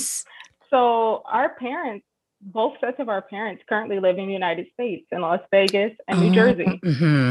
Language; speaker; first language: English; native; English